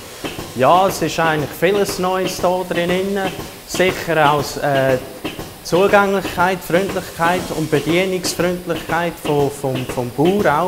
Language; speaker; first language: German; early bilingual, heritage; German